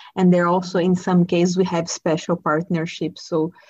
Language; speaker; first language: English; non-native, fluent; Portuguese